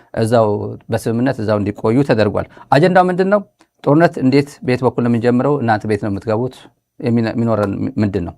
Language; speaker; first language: Amharic; non-native, local second language; Tigrinya